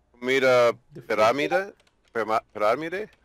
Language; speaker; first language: Spanish; non-native, learner; English